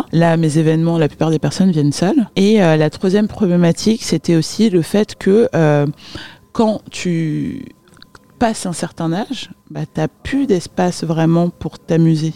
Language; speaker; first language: French; early bilingual, other home language; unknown